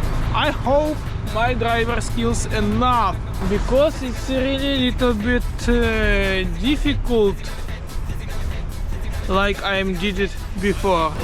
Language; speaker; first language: English; non-native, learner; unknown